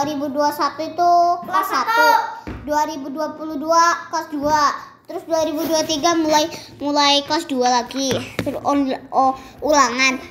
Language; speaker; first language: Indonesian; early bilingual, heritage; Indonesian